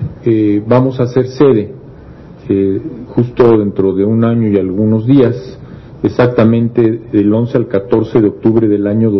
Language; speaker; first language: Spanish; native; Spanish